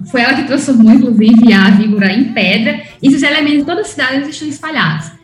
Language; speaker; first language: Portuguese; early bilingual, heritage; Spanish